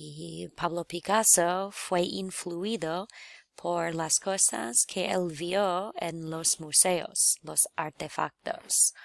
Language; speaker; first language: Spanish; non-native, fluent; English